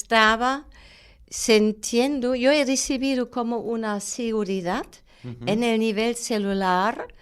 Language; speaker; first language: Spanish; non-native, fluent; German